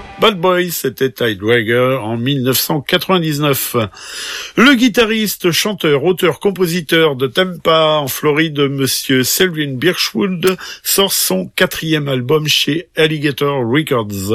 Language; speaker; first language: French; native; French